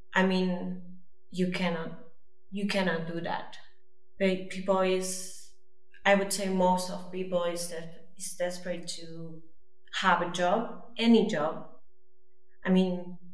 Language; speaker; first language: English; non-native, fluent; Spanish